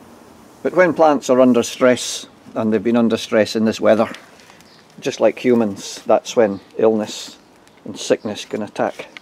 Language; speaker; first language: English; native; English